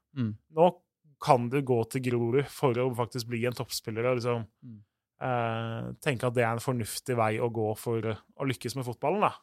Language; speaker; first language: Norwegian; native; Norwegian